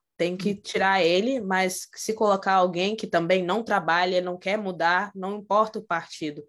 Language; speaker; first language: Portuguese; early bilingual, heritage; Portuguese